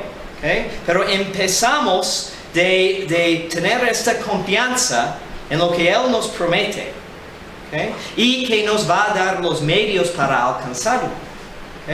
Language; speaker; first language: Spanish; non-native, fluent; English